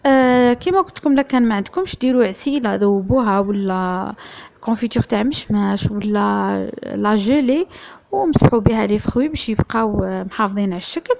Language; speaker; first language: Arabic; native; Arabic